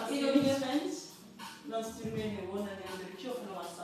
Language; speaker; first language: Dutch; non-native, fluent; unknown